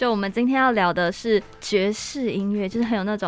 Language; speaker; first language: Chinese; native; Chinese